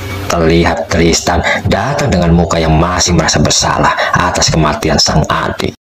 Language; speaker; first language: Indonesian; native; Indonesian